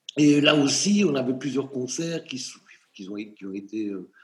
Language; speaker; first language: French; native; French